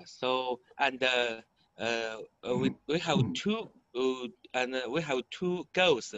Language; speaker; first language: English; non-native, learner; Chinese